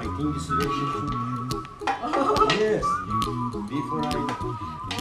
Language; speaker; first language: English; non-native, learner; Thai